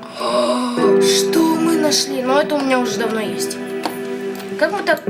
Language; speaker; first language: Russian; native; Russian